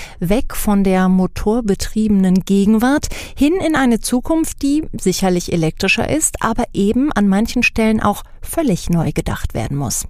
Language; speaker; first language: German; native; German